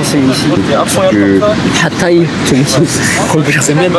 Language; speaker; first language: French; native; French